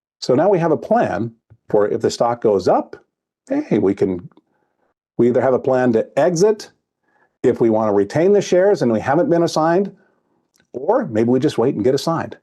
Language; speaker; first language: English; native; English